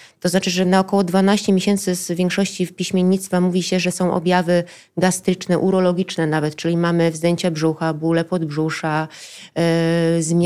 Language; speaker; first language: Polish; native; Polish